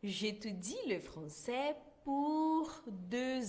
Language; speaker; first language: French; non-native, fluent; Portuguese